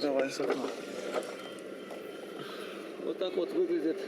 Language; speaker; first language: Russian; native; Russian